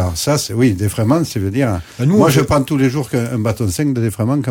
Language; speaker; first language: French; native; French